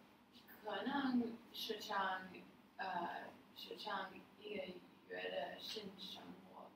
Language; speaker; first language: Chinese; non-native, learner; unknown